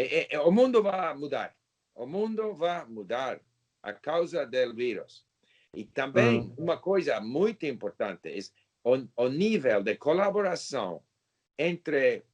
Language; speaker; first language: Portuguese; non-native, learner; English